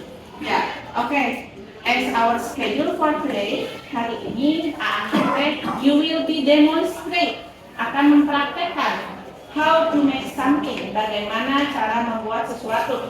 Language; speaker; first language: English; non-native, fluent; Indonesian